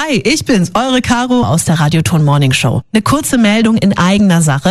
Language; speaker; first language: German; native; German